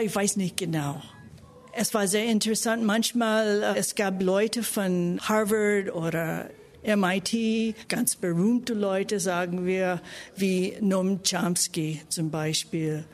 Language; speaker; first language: German; non-native, fluent; English